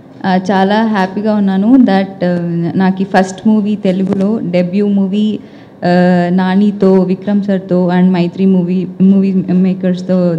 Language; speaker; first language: Telugu; non-native, learner; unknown